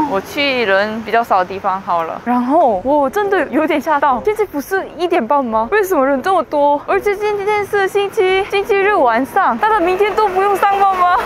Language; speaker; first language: Chinese; non-native, fluent; Korean